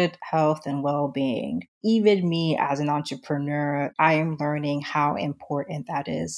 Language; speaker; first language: English; native; English